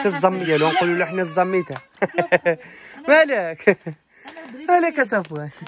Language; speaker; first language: Arabic; native; Arabic